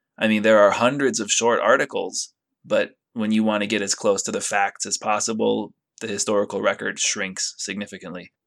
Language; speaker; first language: English; native; English